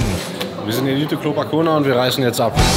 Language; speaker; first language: German; native; German